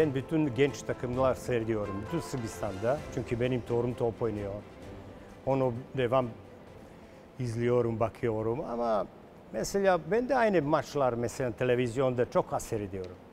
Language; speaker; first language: Turkish; non-native, learner; Serbian